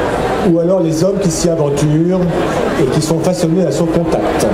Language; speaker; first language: French; native; French